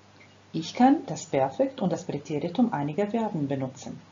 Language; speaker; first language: German; non-native, fluent; Croatian